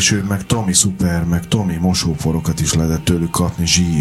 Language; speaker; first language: Hungarian; native; Hungarian